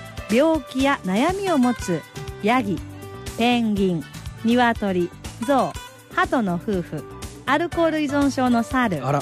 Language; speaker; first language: Japanese; native; Japanese